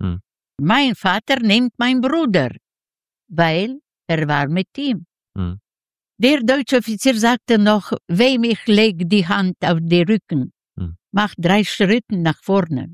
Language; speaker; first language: German; non-native, learner; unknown